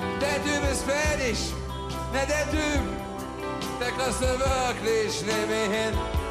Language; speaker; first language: German; native; German